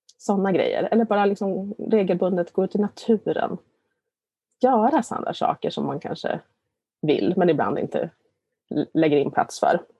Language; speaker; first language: Swedish; native; Swedish